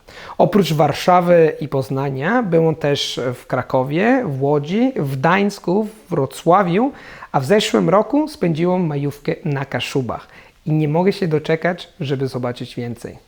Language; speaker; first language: Polish; non-native, fluent; Italian